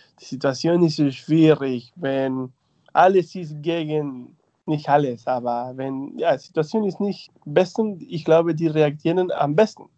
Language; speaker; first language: German; non-native, fluent; Spanish